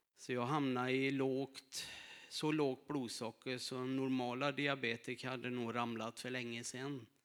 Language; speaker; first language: Swedish; native; Swedish